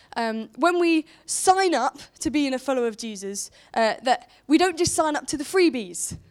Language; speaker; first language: English; native; English